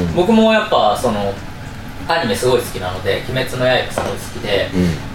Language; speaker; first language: Japanese; native; Japanese